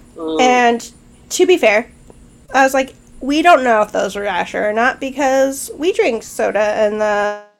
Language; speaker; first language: English; native; English